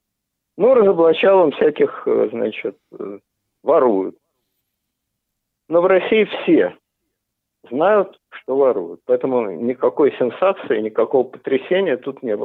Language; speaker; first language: Russian; native; Russian